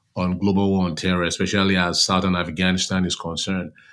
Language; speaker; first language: English; non-native, local second language; Yoruba